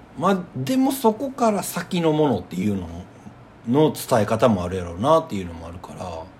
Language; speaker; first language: Japanese; native; Japanese